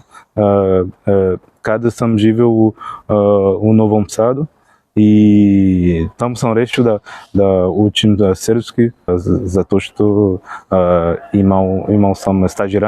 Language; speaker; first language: Serbian; non-native, learner; Portuguese